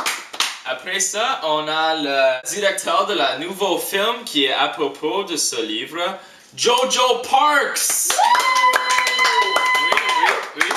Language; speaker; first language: French; non-native, learner; English